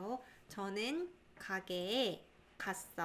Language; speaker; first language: Korean; non-native, learner; English